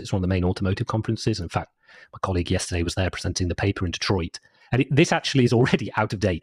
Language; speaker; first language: English; native; English